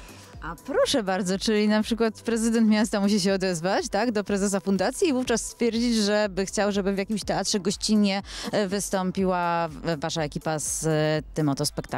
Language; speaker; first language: Polish; native; Polish